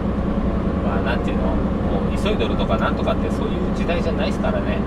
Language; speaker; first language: Japanese; native; Japanese